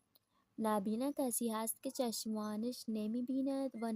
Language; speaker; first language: Persian; non-native, fluent; Urdu